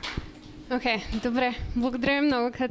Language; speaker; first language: Bulgarian; non-native, learner; English